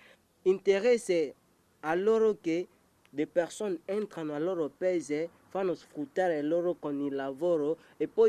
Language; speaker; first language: Italian; non-native, learner; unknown